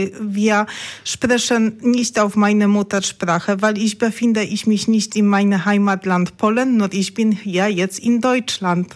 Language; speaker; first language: German; non-native, learner; Polish